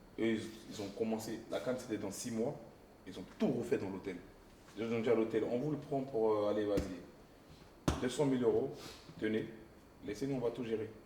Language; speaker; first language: French; early bilingual, other home language; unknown